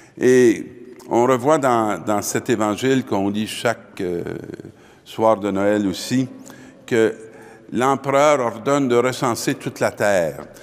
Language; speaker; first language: French; native; French